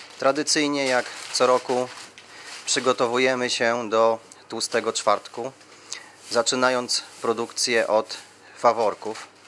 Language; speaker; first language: Polish; native; Polish